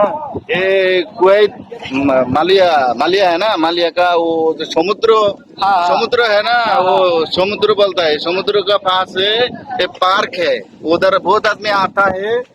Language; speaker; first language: Hindi; non-native, learner; Bangla